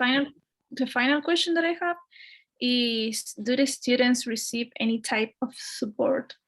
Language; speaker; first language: English; non-native, fluent; Spanish